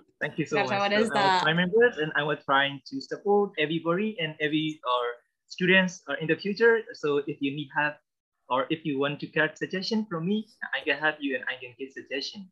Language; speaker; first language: English; non-native, learner; Burmese